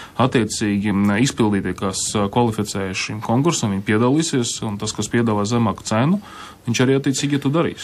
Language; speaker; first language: Latvian; non-native, local second language; Russian